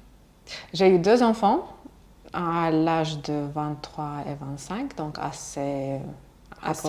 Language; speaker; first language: French; non-native, fluent; Russian